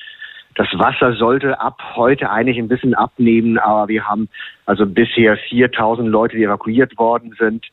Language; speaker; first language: German; non-native, fluent; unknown